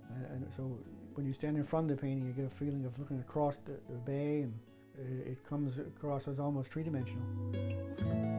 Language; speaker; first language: English; native; English